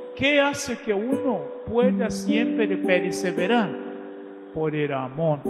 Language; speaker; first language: Spanish; non-native, fluent; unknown